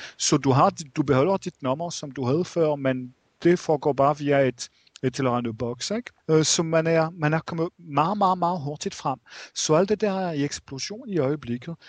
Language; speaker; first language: Danish; non-native, fluent; French